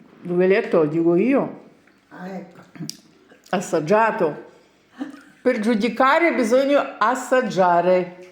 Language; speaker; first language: Italian; non-native, learner; Ukrainian